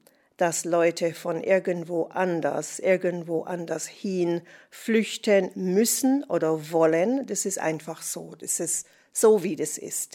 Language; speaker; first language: German; non-native, fluent; English